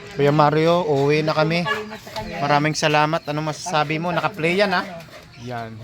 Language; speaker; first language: Filipino; non-native, local second language; Hiligaynon